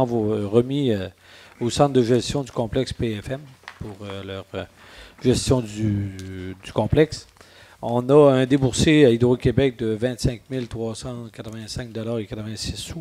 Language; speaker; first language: French; native; French